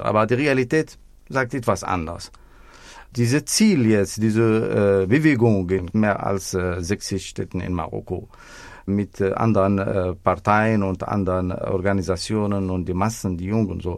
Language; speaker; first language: German; non-native, fluent; Arabic